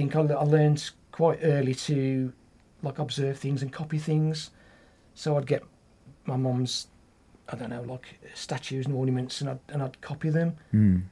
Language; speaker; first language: English; native; English